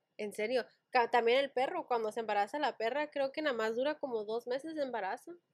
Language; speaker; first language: Spanish; early bilingual, heritage; Spanish